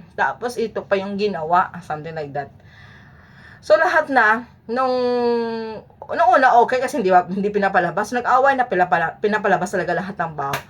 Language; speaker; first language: Filipino; native; Filipino